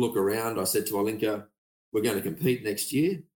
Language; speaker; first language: English; native; English